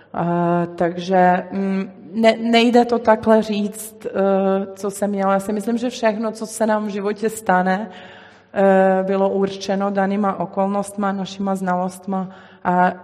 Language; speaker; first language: Czech; non-native, fluent; Serbian